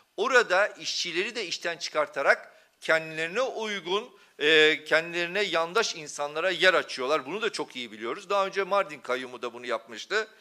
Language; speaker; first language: Turkish; non-native, local second language; Kurdish